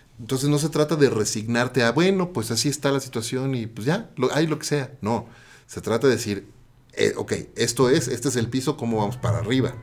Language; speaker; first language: Spanish; native; Spanish